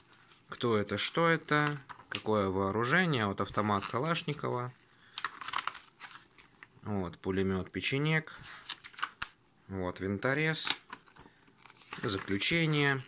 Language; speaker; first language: Russian; native; Russian